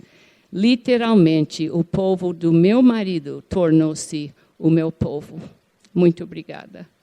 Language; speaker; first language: Portuguese; non-native, fluent; English